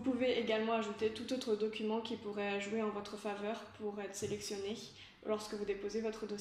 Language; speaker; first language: French; native; French